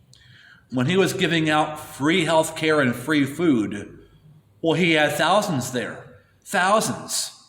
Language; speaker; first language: English; native; English